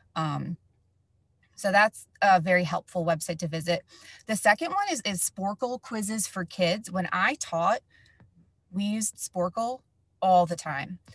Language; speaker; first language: English; native; English